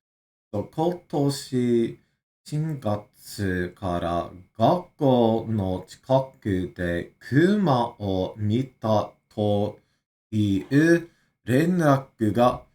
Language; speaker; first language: Japanese; non-native, learner; English